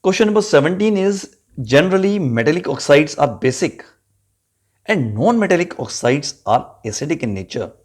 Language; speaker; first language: English; non-native, local second language; Punjabi